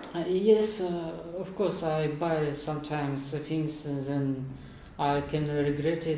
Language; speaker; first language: English; non-native, learner; Kazakh